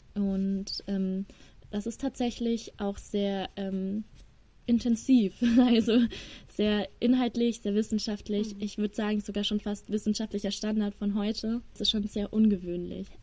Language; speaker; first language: German; native; German